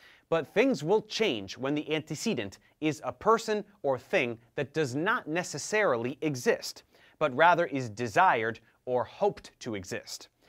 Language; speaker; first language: English; native; English